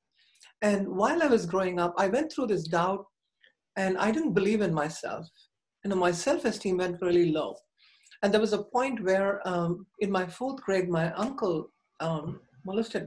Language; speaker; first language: English; non-native, local second language; Tamil